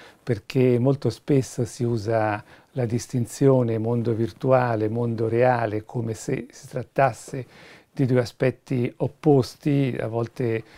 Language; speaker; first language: Italian; native; Italian